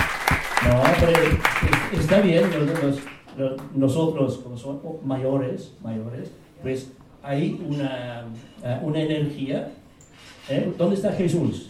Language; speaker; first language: Spanish; non-native, fluent; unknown